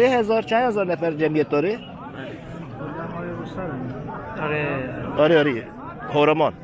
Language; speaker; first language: Persian; non-native, learner; Turkish